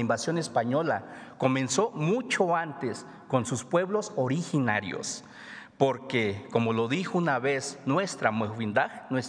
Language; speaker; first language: Spanish; non-native, local second language; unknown